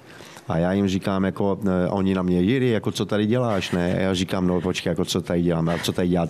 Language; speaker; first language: Czech; native; Czech